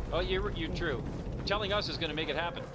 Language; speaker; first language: English; native; English